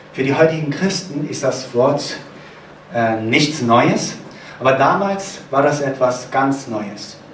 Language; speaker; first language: German; non-native, fluent; Korean